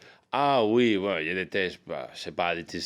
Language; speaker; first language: French; non-native, learner; Spanish